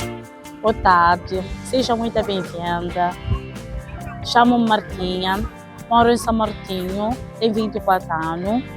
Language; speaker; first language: Portuguese; non-native, local second language; Kabuverdianu